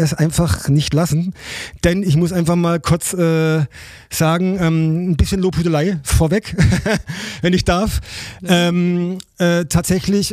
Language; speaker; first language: German; native; German